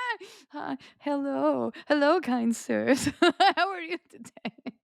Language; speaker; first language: English; native; English